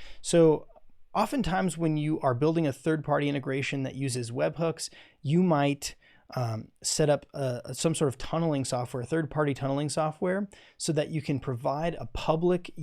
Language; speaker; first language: English; native; English